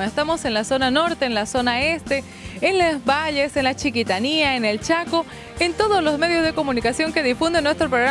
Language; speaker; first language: Spanish; native; Spanish